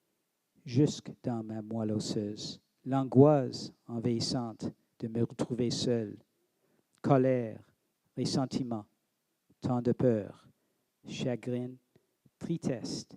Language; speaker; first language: French; non-native, local second language; English